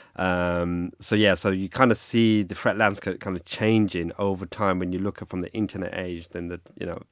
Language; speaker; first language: English; native; English